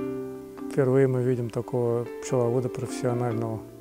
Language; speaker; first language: Russian; native; Russian